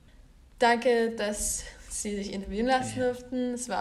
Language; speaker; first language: German; native; German